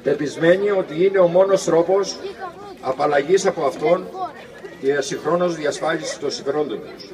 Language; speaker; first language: Greek; native; Greek